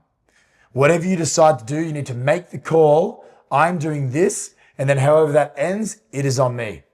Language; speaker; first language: English; native; English